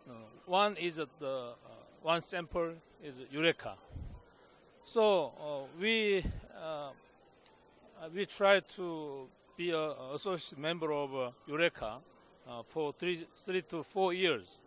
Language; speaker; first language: English; non-native, fluent; Korean